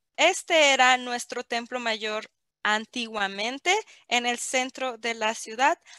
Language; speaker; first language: Spanish; native; Spanish